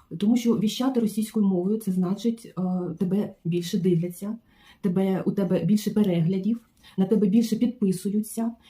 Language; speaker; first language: Ukrainian; non-native, local second language; Russian